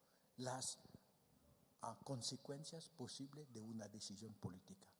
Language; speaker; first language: Spanish; non-native, fluent; Vietnamese